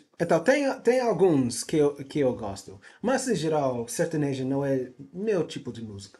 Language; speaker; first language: Portuguese; non-native, learner; English